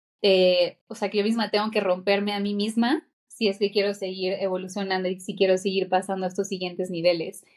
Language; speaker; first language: Spanish; native; Spanish